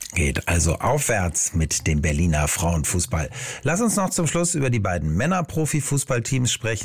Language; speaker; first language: German; native; German